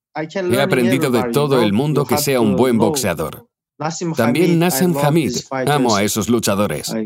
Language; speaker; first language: Spanish; non-native, fluent; Chinese